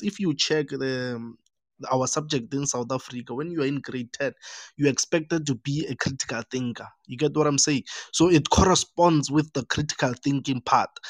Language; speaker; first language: English; non-native, local second language; Northern Sotho